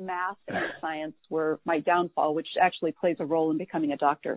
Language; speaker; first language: English; native; English